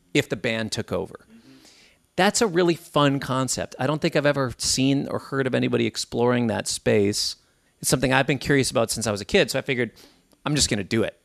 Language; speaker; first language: English; native; English